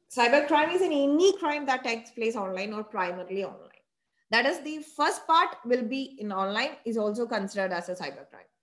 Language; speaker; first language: English; non-native, local second language; Malayalam